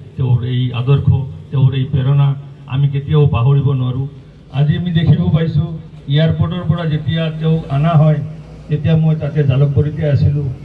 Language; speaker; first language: Assamese; non-native, local second language; Garo